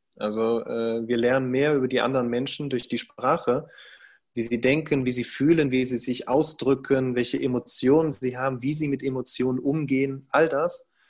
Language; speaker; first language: German; native; German